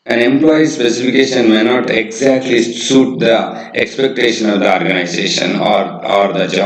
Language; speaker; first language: English; non-native, local second language; Kannada